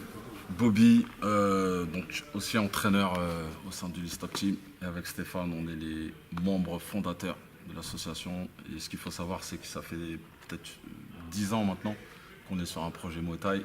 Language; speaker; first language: French; native; French